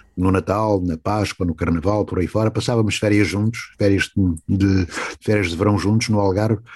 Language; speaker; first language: Portuguese; native; Portuguese